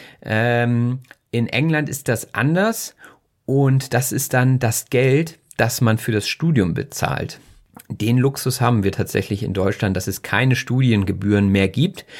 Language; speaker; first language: German; native; German